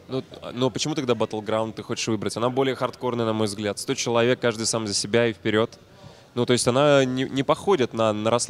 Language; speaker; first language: Russian; native; Russian